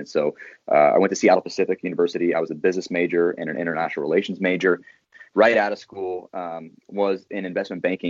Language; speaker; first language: English; native; English